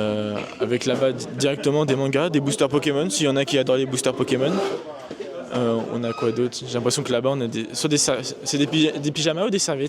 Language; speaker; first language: French; native; French